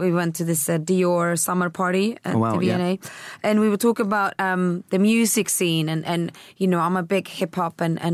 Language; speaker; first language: English; early bilingual, other home language; Swedish